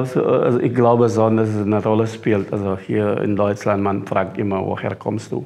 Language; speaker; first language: German; non-native, fluent; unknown